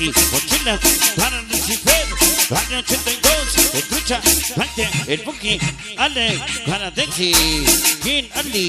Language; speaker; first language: Spanish; native; Spanish